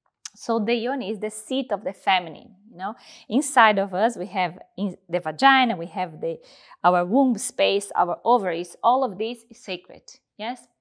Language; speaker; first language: English; non-native, fluent; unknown